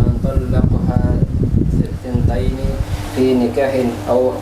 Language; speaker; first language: Arabic; non-native, learner; Indonesian